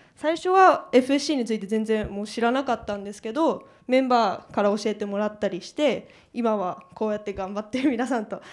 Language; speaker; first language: Japanese; native; Japanese